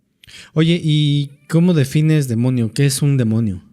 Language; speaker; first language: Spanish; native; Spanish